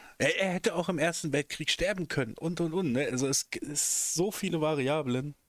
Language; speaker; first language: German; native; German